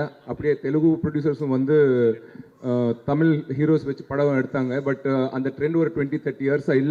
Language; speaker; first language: Tamil; non-native, local second language; Telugu